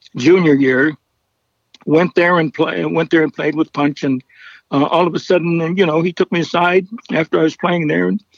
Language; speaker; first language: English; native; English